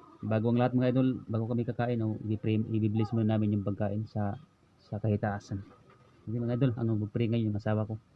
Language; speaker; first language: Filipino; non-native, local second language; Cebuano